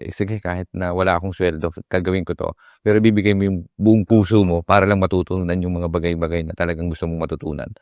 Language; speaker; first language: Filipino; native; Filipino